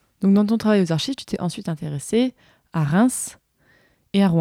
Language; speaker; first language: French; native; French